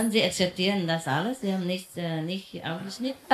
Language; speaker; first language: German; non-native, learner; Vietnamese